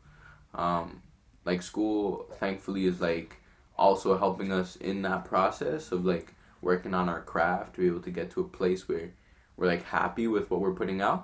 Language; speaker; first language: English; non-native, fluent; French